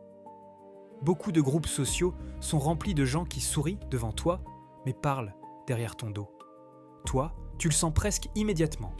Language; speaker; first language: French; native; French